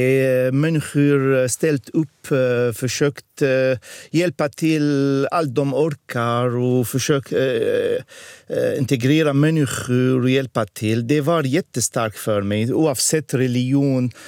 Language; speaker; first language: Swedish; non-native, fluent; Arabic